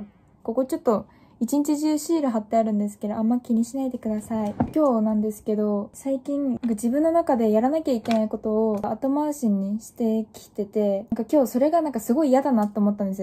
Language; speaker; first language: Japanese; native; Japanese